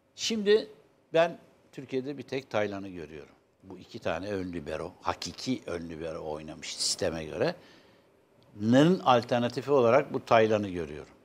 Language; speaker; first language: Turkish; native; Turkish